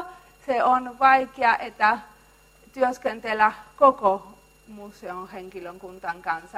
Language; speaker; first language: Finnish; non-native, learner; Spanish